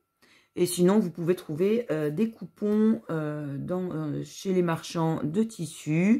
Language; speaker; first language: French; native; French